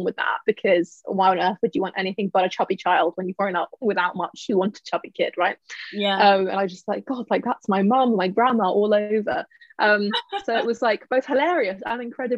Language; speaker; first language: English; native; English